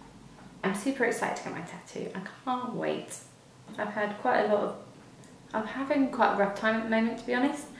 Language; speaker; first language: English; native; English